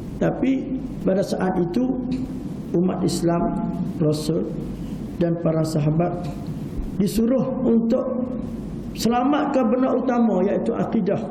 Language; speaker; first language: Malay; early bilingual, heritage; Malay